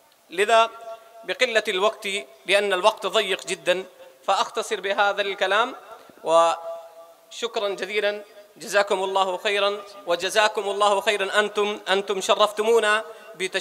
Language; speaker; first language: Arabic; non-native, fluent; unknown